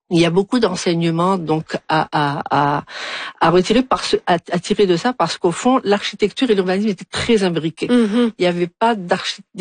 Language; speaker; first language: French; non-native, local second language; Arabic